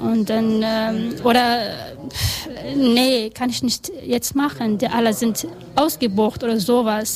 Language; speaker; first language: German; non-native, learner; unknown